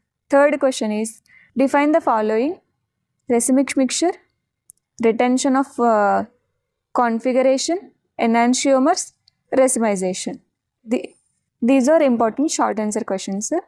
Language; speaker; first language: English; non-native, local second language; Telugu